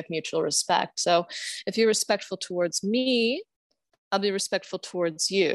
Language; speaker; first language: English; non-native, fluent; German